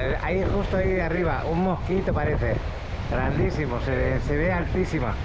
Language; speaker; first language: Spanish; native; Spanish